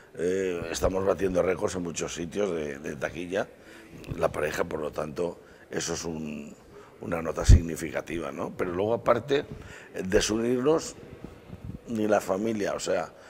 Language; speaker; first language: Spanish; native; Spanish